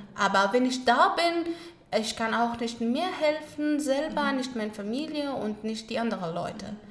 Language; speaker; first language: German; non-native, learner; Pashto